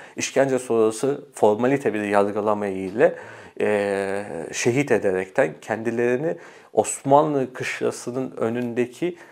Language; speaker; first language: Turkish; early bilingual, heritage; Arabic